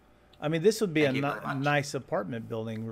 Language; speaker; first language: English; native; English